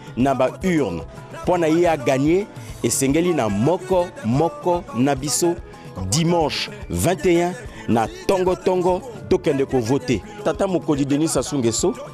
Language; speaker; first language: Lingala; native; Lingala